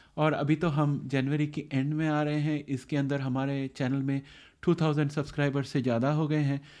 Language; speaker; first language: Hindi; non-native, local second language; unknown